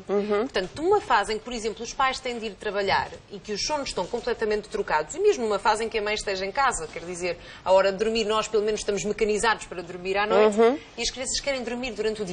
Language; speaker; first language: Portuguese; native; Portuguese